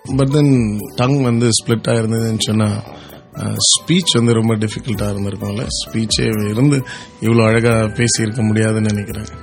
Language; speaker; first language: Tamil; native; Tamil